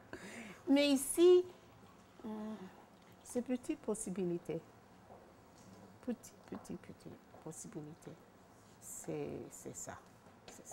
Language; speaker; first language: French; non-native, learner; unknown